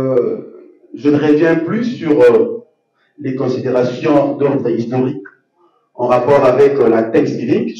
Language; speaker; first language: French; non-native, local second language; Lingala